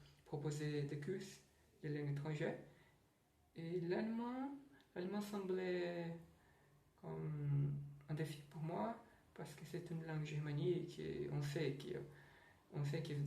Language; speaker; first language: French; non-native, learner; Portuguese